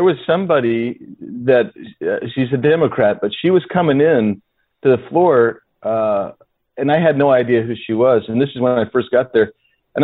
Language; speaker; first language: English; native; English